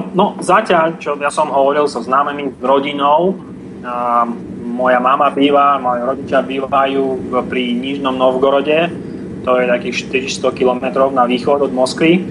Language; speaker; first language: Slovak; non-native, fluent; Russian